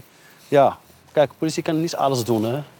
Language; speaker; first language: Dutch; non-native, learner; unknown